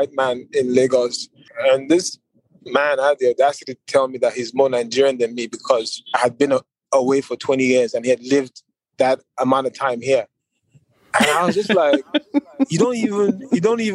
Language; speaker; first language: English; non-native, local second language; Yoruba